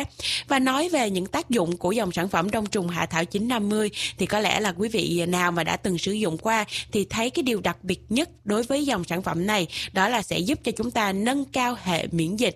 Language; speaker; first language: Vietnamese; native; Vietnamese